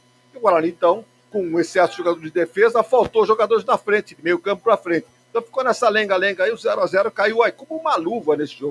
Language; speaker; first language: Portuguese; native; Portuguese